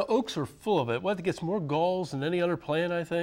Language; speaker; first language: English; native; English